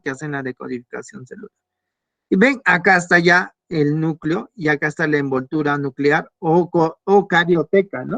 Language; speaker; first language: Spanish; native; Spanish